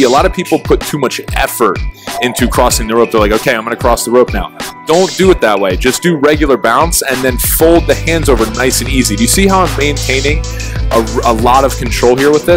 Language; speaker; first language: English; native; English